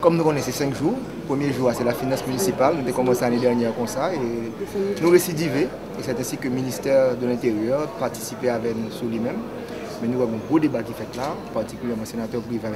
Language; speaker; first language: French; non-native, local second language; Haitian Creole